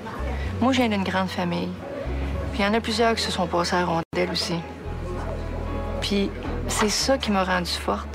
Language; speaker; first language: French; native; French